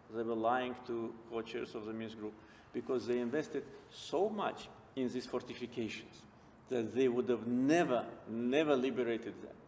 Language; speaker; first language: English; non-native, fluent; Azerbaijani